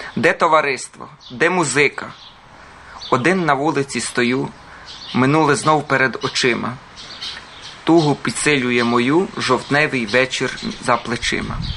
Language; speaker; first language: Ukrainian; early bilingual, heritage; Croatian